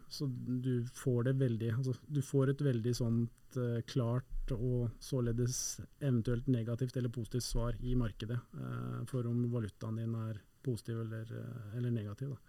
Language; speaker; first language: Norwegian; native; Norwegian